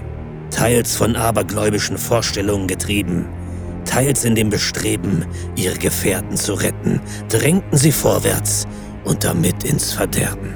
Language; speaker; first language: German; native; German